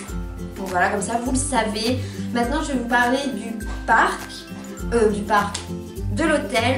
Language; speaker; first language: French; native; French